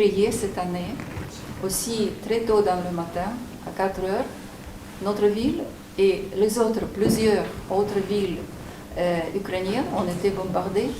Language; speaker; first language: French; non-native, fluent; Ukrainian